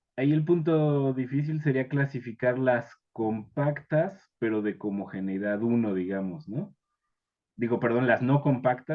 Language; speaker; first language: Spanish; native; Spanish